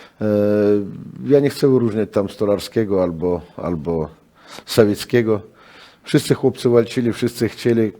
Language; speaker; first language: Polish; non-native, fluent; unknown